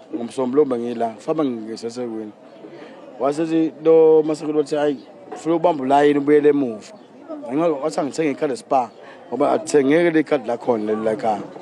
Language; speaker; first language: Zulu; native; Zulu